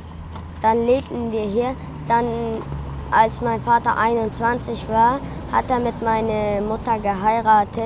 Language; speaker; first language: German; early bilingual, other home language; Turkish